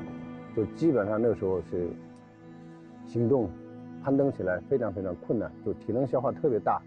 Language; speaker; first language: Chinese; native; Chinese